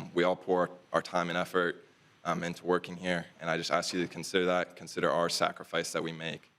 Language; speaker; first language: English; native; English